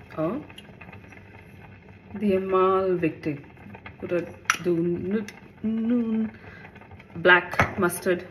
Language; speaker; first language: Danish; non-native, learner; Hindi